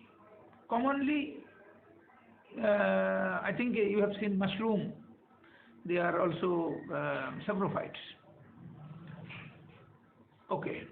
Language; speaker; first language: English; non-native, local second language; Bangla